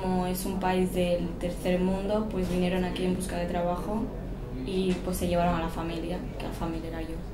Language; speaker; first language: Spanish; early bilingual, other home language; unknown